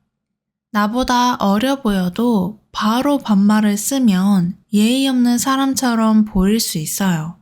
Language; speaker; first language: Korean; native; Korean